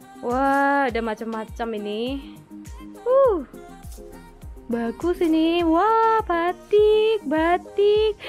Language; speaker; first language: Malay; non-native, fluent; Korean